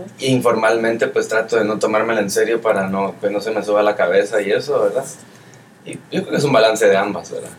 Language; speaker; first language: Spanish; native; Spanish